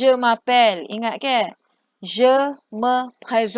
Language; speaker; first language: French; non-native, fluent; Malay